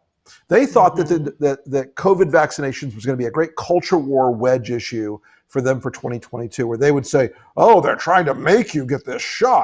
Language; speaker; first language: English; native; English